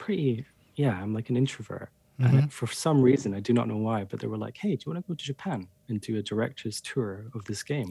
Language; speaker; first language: English; native; English